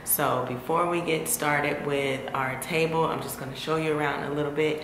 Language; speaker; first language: English; native; English